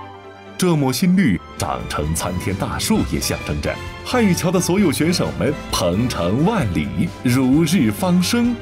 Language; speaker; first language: Chinese; native; Chinese